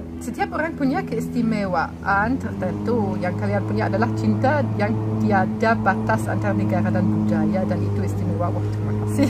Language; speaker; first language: Indonesian; non-native, fluent; German